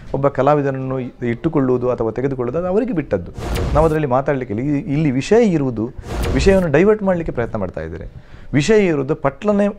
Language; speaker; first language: Kannada; non-native, local second language; Tulu